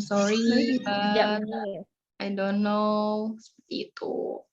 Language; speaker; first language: English; non-native, learner; Indonesian